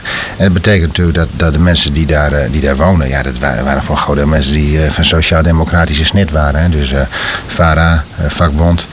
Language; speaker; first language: Dutch; native; Dutch